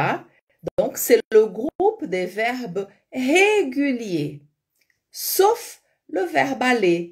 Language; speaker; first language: French; non-native, fluent; Portuguese